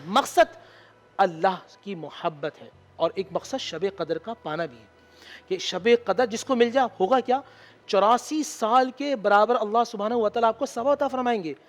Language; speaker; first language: Urdu; native; Urdu